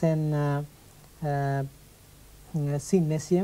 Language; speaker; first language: Swedish; non-native, fluent; Sinhala